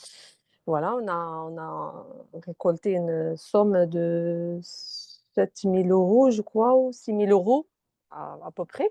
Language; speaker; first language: French; non-native, fluent; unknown